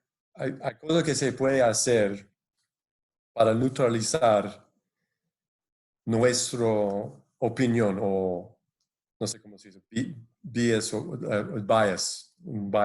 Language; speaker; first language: Spanish; non-native, fluent; English